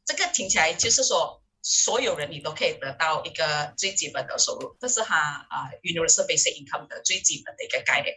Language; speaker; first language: Chinese; native; Chinese